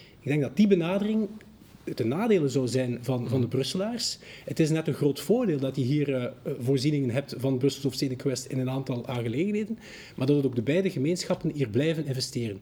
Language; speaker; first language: Dutch; native; Dutch